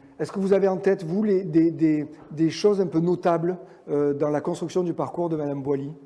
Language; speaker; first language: French; native; French